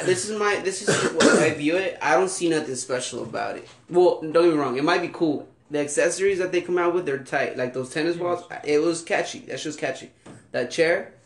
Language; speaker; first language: English; non-native, fluent; Spanish